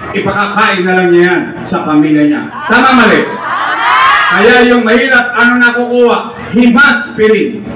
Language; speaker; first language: Filipino; native; Filipino